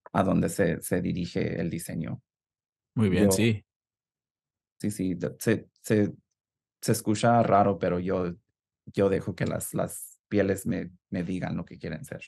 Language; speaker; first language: Spanish; early bilingual, heritage; Spanish